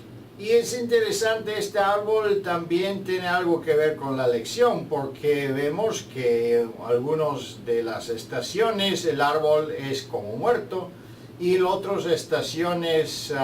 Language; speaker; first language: Spanish; non-native, fluent; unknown